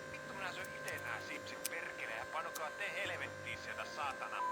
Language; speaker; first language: Finnish; native; Finnish